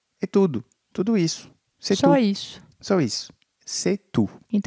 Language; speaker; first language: Portuguese; non-native, fluent; French